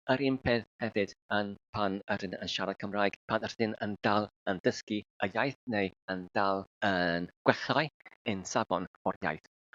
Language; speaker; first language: Welsh; non-native, learner; Filipino